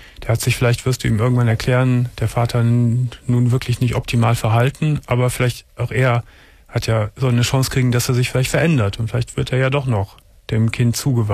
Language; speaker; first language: German; native; German